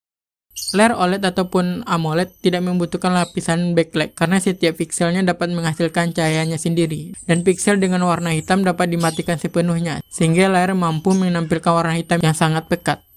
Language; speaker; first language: Indonesian; native; Indonesian